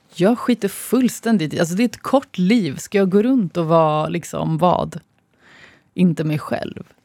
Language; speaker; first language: Swedish; early bilingual, other home language; Arabic